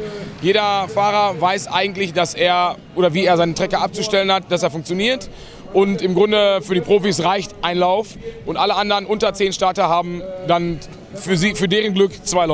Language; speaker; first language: German; native; German